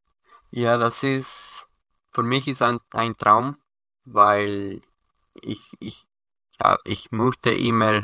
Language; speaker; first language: German; non-native, learner; Spanish